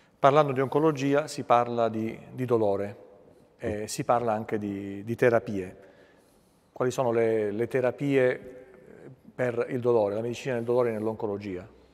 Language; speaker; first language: Italian; native; Italian